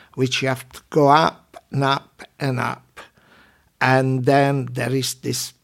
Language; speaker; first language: English; non-native, learner; Italian